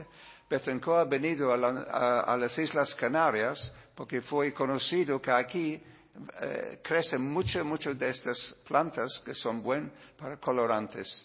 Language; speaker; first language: Spanish; non-native, learner; English